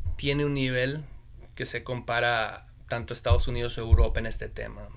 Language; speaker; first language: Spanish; native; Spanish